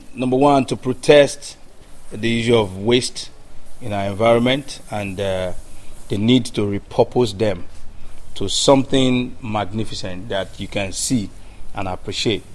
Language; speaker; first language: English; non-native, local second language; Yoruba